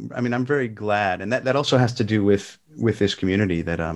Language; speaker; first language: English; native; English